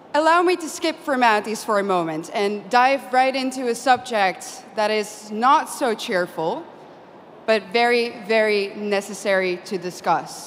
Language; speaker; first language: English; non-native, fluent; Dutch